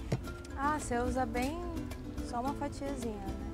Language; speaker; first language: Portuguese; native; Portuguese